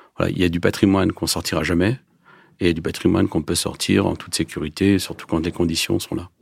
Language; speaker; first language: French; early bilingual, other home language; Turkish